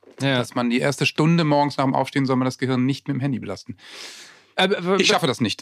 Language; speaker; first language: German; native; German